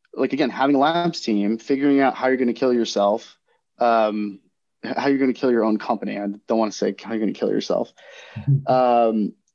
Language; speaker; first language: English; native; English